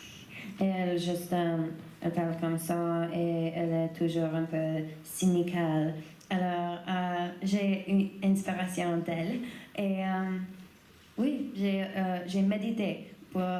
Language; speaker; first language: French; non-native, learner; English